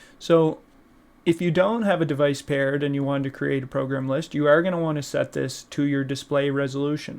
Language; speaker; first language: English; native; English